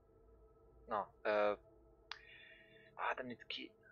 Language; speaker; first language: Japanese; non-native, learner; French